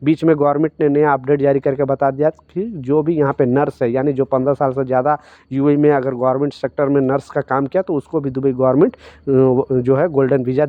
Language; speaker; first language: Hindi; native; Hindi